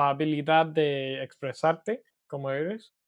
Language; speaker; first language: Spanish; non-native, learner; English